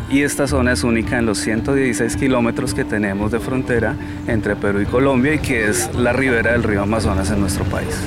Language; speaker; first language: Spanish; native; Spanish